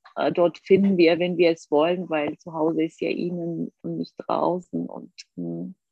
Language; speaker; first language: German; non-native, fluent; Georgian